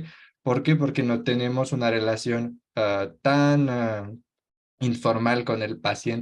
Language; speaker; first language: Spanish; non-native, fluent; French